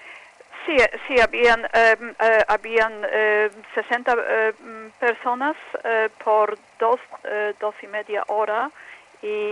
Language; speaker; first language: Spanish; non-native, fluent; Polish